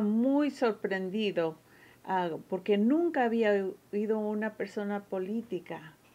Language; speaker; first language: Spanish; early bilingual, heritage; Spanish